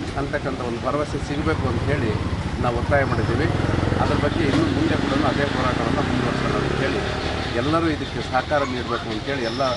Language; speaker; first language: Kannada; native; Kannada